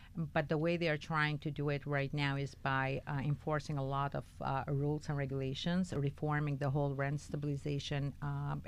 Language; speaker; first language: English; non-native, fluent; Albanian